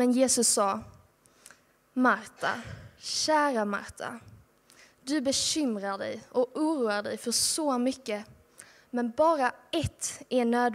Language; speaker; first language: English; non-native, fluent; Swedish